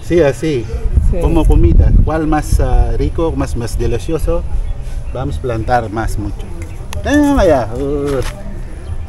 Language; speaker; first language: Spanish; non-native, learner; Filipino